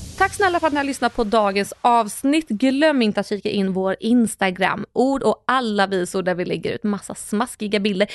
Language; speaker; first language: Swedish; early bilingual, other home language; Russian